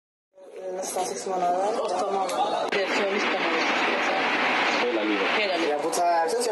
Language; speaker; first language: Swedish; early bilingual, other home language; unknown